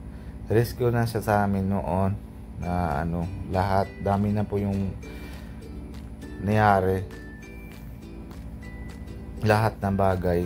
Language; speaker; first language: Filipino; non-native, learner; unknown